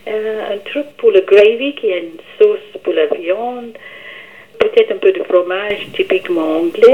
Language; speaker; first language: French; non-native, fluent; English